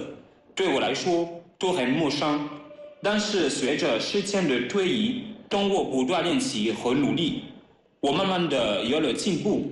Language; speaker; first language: Chinese; non-native, learner; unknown